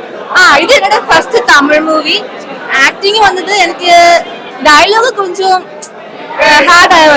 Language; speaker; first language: Tamil; non-native, learner; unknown